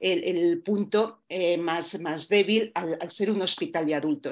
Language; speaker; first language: Spanish; native; Spanish